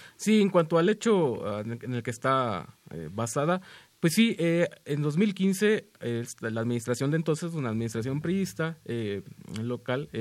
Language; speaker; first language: Spanish; native; Spanish